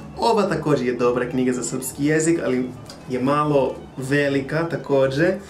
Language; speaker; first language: Serbian; non-native, learner; English